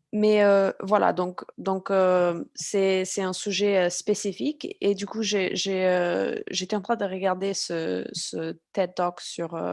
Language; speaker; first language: French; non-native, fluent; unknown